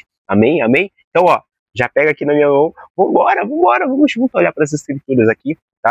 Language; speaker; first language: Portuguese; native; Portuguese